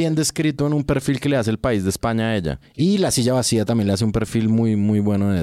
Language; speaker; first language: Spanish; native; Spanish